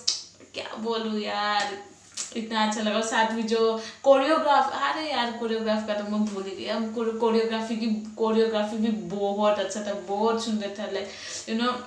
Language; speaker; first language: Hindi; non-native, local second language; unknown